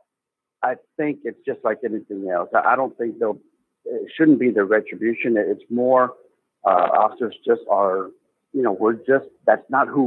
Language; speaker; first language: English; native; English